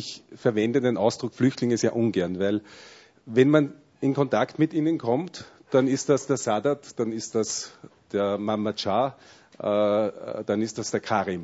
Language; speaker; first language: German; native; German